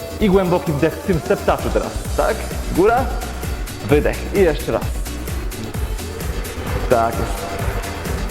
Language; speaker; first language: Polish; native; Polish